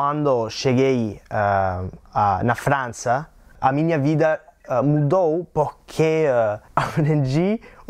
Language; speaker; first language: Portuguese; non-native, learner; English